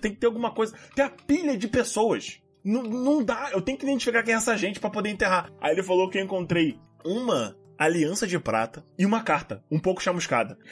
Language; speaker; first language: Portuguese; native; Portuguese